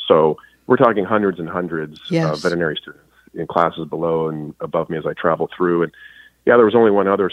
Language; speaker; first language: English; native; English